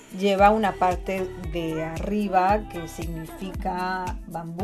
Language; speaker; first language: Spanish; non-native, fluent; Chinese